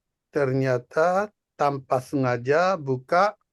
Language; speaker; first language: Indonesian; non-native, fluent; Japanese